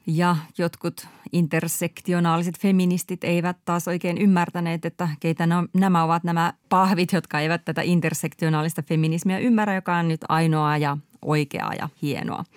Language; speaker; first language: Finnish; native; Finnish